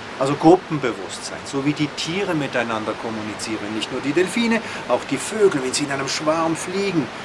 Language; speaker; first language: German; native; German